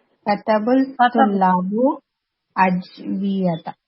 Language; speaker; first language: Arabic; non-native, learner; Urdu